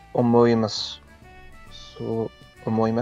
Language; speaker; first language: Japanese; non-native, learner; English